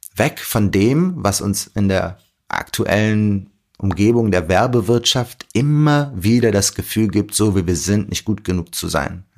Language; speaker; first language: German; early bilingual, other home language; Arabic